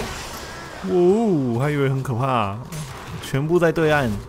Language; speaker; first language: Chinese; native; Chinese